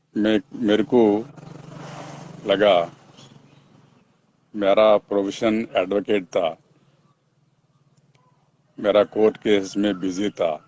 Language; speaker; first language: Hindi; non-native, local second language; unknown